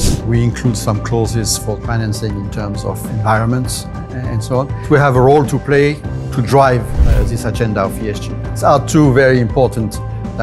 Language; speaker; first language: English; non-native, fluent; French